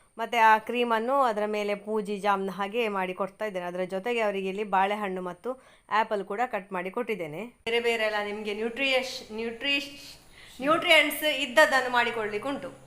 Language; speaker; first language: Kannada; native; Kannada